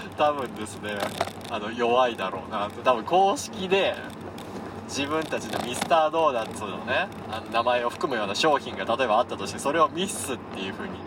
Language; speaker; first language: Japanese; native; Japanese